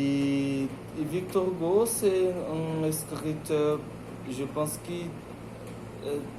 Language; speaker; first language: French; non-native, learner; Portuguese